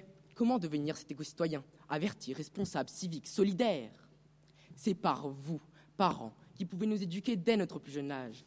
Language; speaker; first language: French; non-native, fluent; Romanian